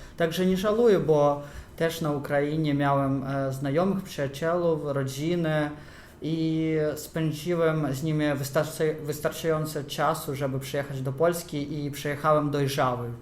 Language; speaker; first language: Polish; non-native, fluent; Ukrainian